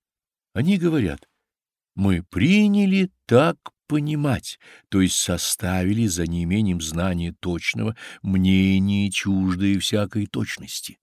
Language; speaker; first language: Russian; native; Russian